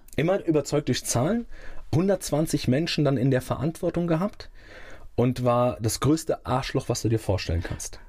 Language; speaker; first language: German; native; German